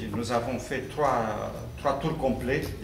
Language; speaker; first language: French; non-native, fluent; Romanian